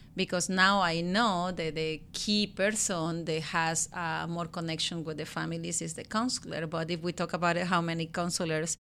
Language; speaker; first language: English; non-native, learner; Spanish